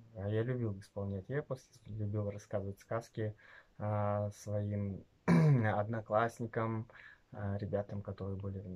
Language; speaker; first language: Russian; non-native, local second language; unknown